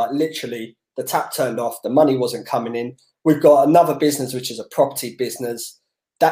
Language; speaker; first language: English; native; English